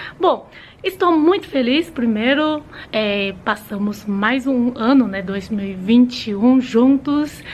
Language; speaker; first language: Portuguese; non-native, fluent; Chinese